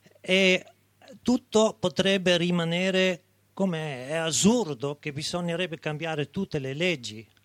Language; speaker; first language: Italian; non-native, local second language; German